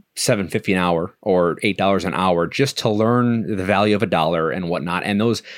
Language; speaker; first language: English; native; English